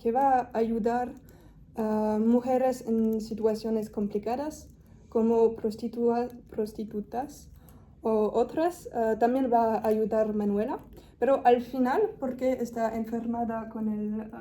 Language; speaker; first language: Spanish; non-native, fluent; French